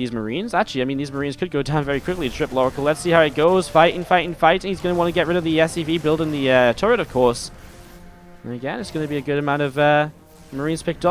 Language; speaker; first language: English; native; English